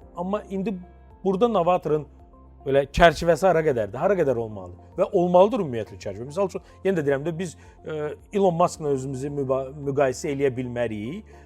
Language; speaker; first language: Azerbaijani; native; Azerbaijani